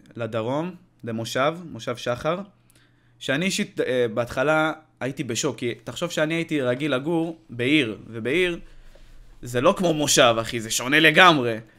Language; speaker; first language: Hebrew; native; Hebrew